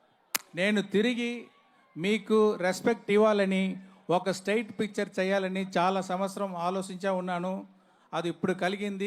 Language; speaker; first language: Telugu; non-native, learner; Tamil